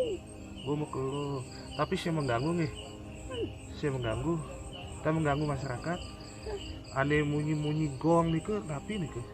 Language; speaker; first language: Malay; non-native, local second language; Balinese